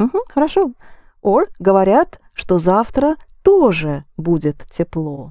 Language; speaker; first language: Russian; non-native, fluent; English